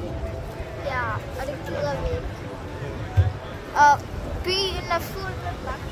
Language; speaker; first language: Danish; early bilingual, other home language; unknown